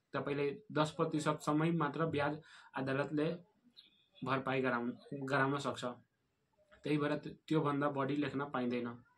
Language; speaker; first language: Nepali; non-native, local second language; Bhojpuri